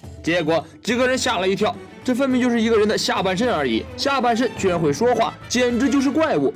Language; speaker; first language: Chinese; native; Chinese